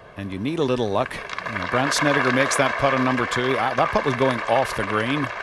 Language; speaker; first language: English; native; English